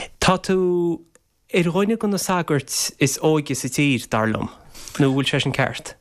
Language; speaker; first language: Irish; native; Irish